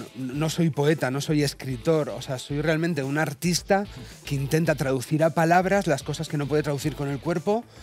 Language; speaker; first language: Spanish; native; Spanish